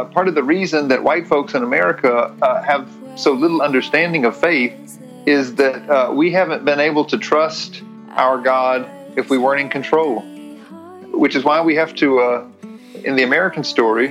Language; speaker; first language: English; native; English